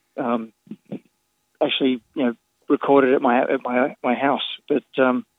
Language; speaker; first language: English; native; English